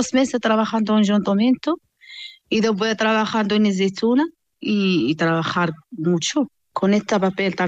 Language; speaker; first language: Spanish; non-native, learner; Arabic